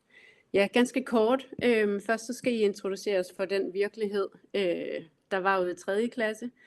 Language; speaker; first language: Danish; native; Danish